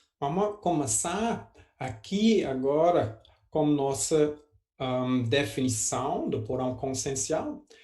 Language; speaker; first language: Portuguese; non-native, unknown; German